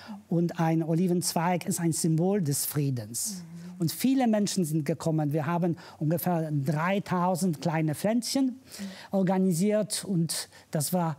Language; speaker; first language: German; non-native, fluent; Polish